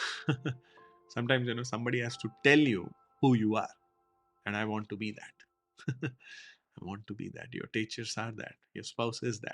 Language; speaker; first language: English; non-native, local second language; Hindi